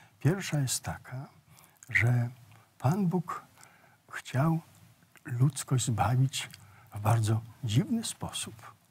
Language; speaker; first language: Polish; native; Polish